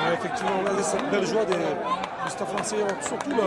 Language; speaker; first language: French; native; French